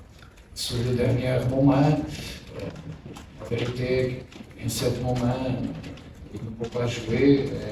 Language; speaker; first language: French; non-native, learner; Portuguese